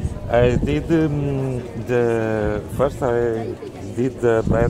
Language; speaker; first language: English; non-native, learner; Portuguese